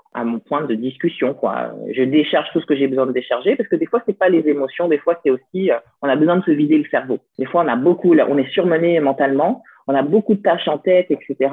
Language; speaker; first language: French; native; French